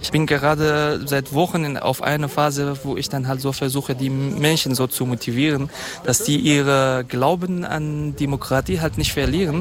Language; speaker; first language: German; non-native, fluent; Kurdish